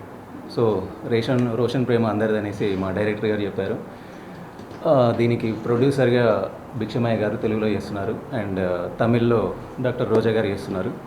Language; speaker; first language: Telugu; native; Telugu